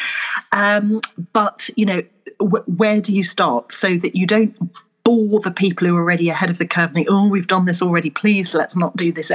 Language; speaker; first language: English; native; English